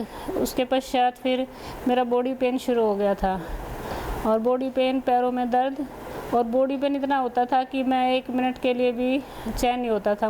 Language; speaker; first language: Hindi; native; Hindi